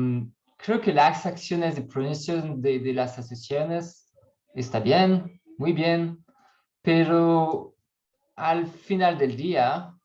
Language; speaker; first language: Spanish; non-native, learner; French